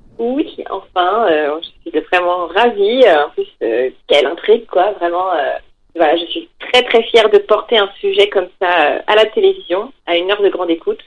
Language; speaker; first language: French; native; French